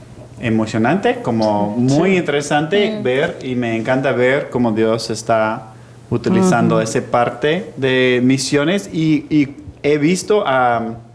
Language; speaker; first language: Spanish; non-native, fluent; English